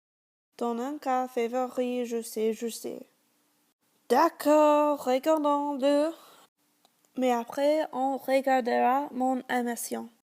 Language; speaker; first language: French; non-native, learner; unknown